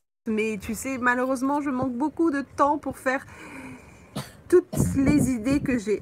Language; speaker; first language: French; native; French